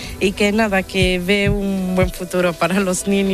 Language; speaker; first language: Spanish; non-native, fluent; Italian